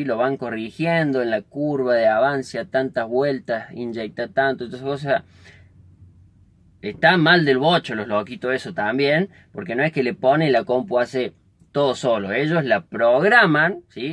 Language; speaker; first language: Spanish; native; Spanish